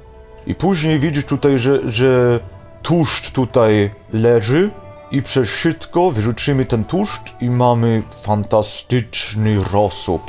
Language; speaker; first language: Polish; early bilingual, heritage; Polish